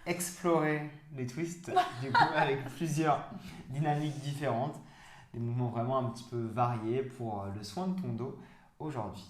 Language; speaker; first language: French; native; French